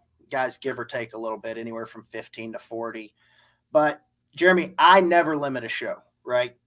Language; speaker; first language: English; native; English